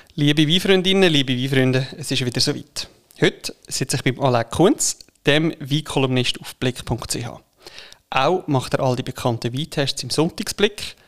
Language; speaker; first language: German; native; German